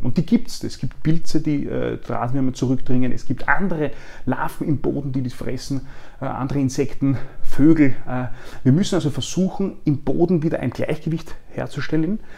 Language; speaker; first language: German; native; German